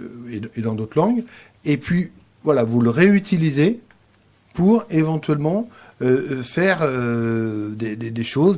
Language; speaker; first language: French; native; French